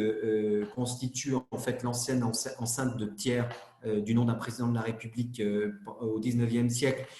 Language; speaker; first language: French; native; French